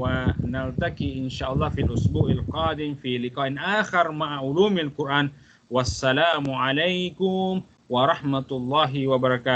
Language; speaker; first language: Arabic; non-native, fluent; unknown